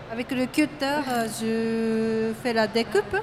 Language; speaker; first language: French; non-native, learner; Japanese